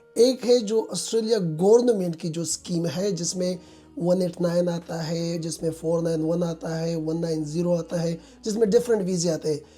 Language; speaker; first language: Urdu; non-native, local second language; Pashto